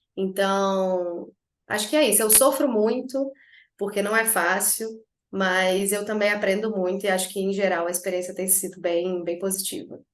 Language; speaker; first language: Portuguese; native; Portuguese